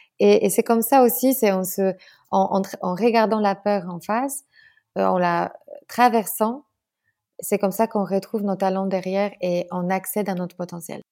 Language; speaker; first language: French; non-native, fluent; Polish